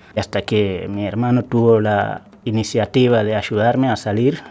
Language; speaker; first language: Spanish; non-native, fluent; Wolof